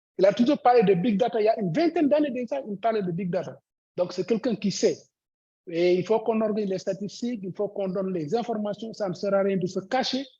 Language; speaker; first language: French; non-native, local second language; Wolof